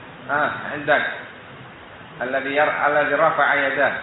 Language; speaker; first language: Arabic; non-native, fluent; Indonesian